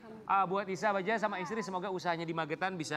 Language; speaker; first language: Indonesian; native; Indonesian